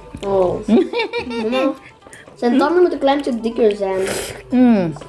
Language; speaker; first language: Dutch; early bilingual, other home language; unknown